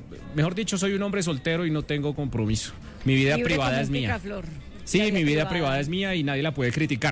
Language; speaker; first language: Spanish; native; Spanish